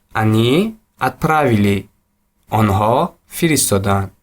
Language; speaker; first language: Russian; non-native, local second language; Tajik